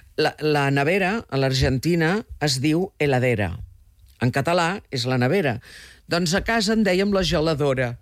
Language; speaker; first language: Catalan; early bilingual, heritage; Catalan